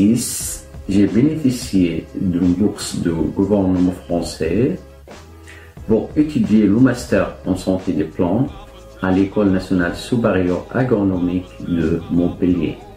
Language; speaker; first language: French; non-native, fluent; Arabic